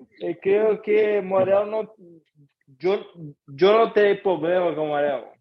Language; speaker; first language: Spanish; non-native, learner; Portuguese